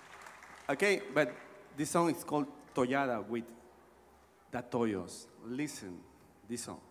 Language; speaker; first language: English; non-native, learner; Spanish